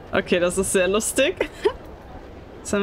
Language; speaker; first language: German; native; German